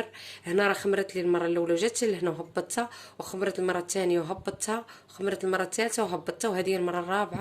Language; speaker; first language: Arabic; native; Arabic